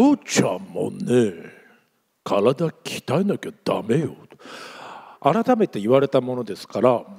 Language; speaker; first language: Japanese; native; Japanese